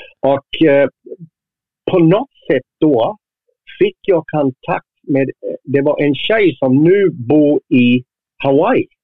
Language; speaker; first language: Swedish; non-native, fluent; English